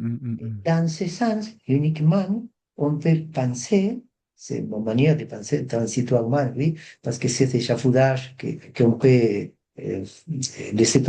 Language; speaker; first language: French; non-native, fluent; Spanish